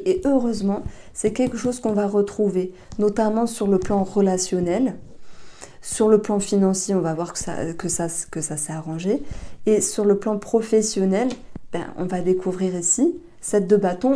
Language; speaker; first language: French; native; French